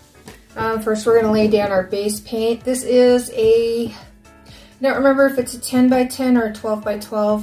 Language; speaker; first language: English; native; English